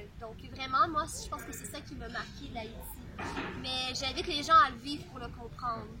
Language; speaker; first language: French; native; French